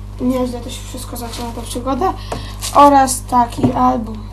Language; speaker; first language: Polish; native; Polish